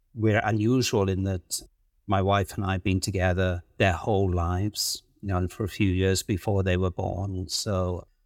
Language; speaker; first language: English; native; English